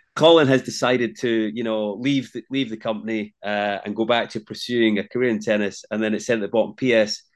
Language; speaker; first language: English; native; English